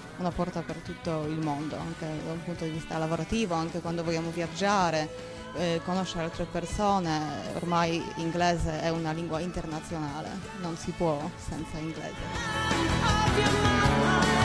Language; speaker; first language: Italian; non-native, fluent; Polish